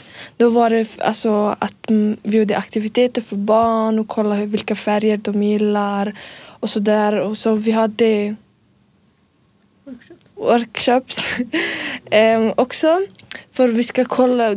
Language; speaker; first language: Swedish; early bilingual, other home language; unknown